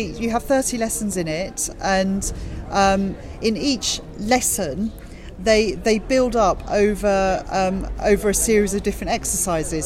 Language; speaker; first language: English; native; English